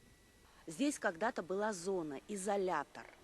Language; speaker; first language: Russian; native; Russian